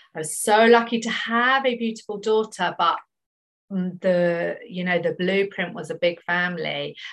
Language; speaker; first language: English; native; English